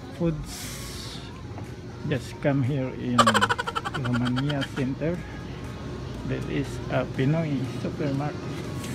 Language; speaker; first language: English; non-native, local second language; Filipino